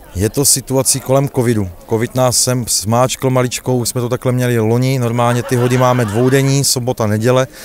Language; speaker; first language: Czech; native; Czech